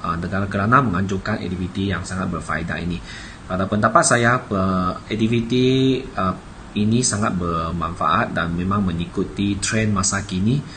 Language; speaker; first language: Malay; non-native, local second language; Chinese